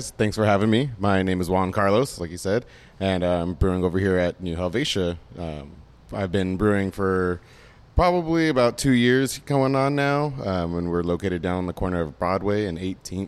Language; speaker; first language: English; native; English